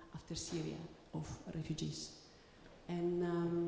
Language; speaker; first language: English; non-native, fluent; Tigrinya